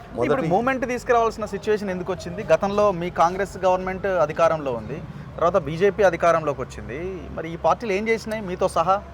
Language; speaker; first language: Telugu; native; Telugu